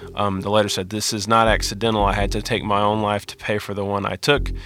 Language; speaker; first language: English; native; English